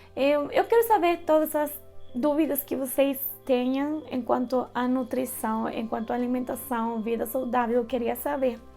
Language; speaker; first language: Portuguese; non-native, fluent; Spanish